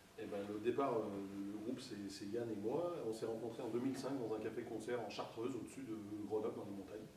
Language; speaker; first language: French; native; French